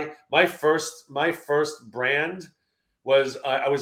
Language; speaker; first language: English; native; English